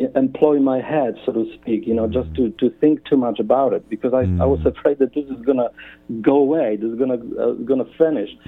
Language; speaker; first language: English; non-native, fluent; Polish